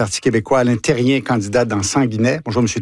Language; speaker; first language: French; native; French